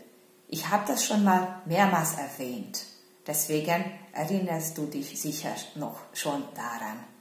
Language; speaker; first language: German; non-native, fluent; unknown